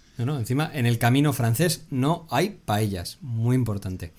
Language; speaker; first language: Spanish; native; Spanish